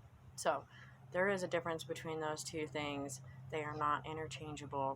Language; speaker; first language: English; native; English